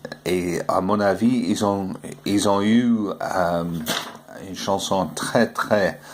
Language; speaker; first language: French; non-native, fluent; English